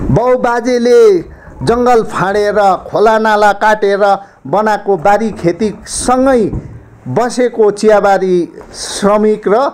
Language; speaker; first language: Nepali; native; Nepali